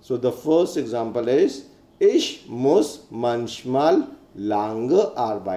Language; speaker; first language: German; non-native, fluent; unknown